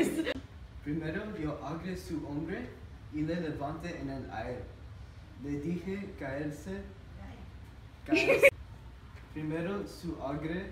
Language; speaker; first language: Spanish; non-native, learner; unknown